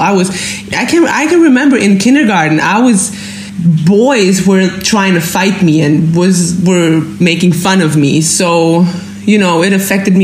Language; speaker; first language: English; non-native, fluent; German